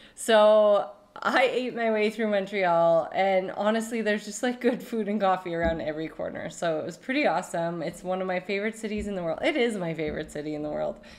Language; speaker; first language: English; native; English